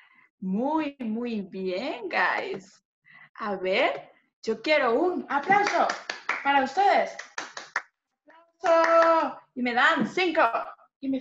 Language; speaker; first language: Spanish; non-native, fluent; English